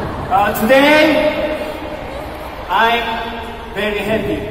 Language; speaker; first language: English; non-native, learner; Korean